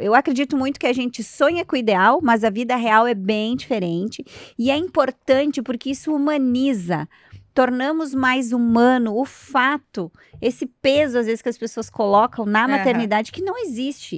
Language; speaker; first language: Portuguese; native; Portuguese